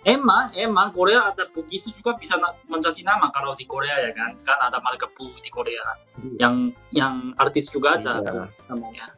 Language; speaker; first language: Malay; non-native, fluent; Korean